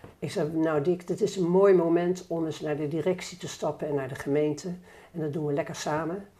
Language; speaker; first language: Dutch; native; Dutch